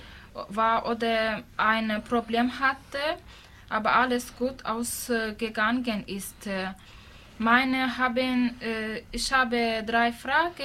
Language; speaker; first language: German; non-native, learner; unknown